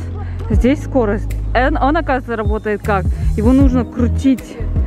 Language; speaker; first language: Russian; non-native, local second language; Kazakh